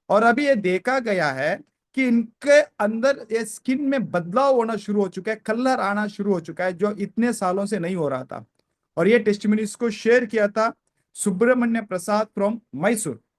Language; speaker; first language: Hindi; non-native, local second language; Kannada